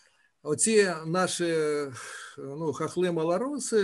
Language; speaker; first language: Ukrainian; native; Ukrainian